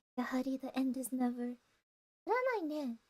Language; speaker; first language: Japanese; non-native, fluent; English